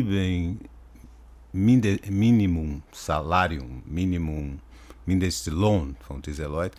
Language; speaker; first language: German; non-native, learner; Portuguese